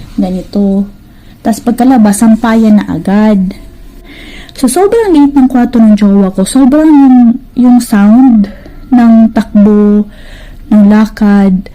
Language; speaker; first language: Filipino; native; Filipino